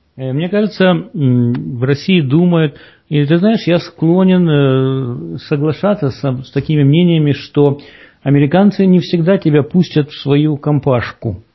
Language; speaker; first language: Russian; native; Russian